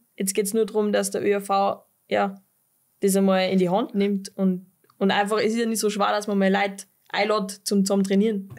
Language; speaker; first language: German; native; German